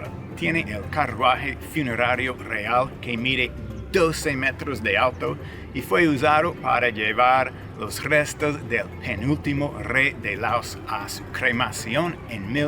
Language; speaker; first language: Spanish; non-native, fluent; English